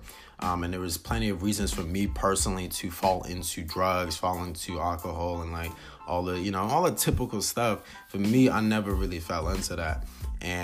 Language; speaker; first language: English; native; English